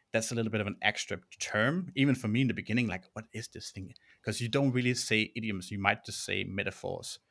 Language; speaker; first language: English; non-native, fluent; Danish